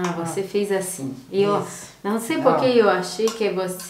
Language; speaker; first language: Portuguese; non-native, learner; Bosnian